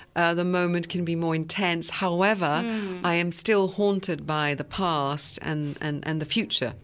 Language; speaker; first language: English; early bilingual, other home language; French